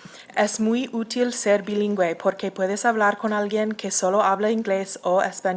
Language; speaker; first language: Spanish; non-native, learner; English